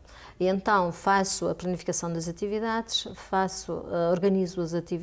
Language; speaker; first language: Portuguese; native; Portuguese